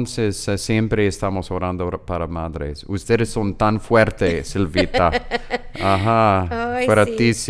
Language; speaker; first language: Spanish; non-native, learner; English